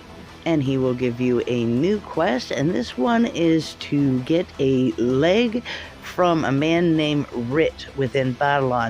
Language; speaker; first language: English; native; English